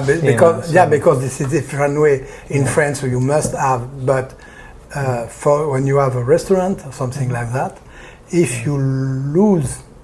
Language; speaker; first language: English; non-native, learner; French